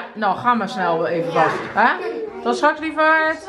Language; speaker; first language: Dutch; native; Dutch